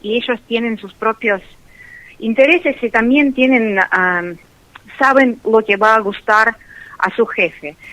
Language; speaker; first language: Spanish; non-native, fluent; Russian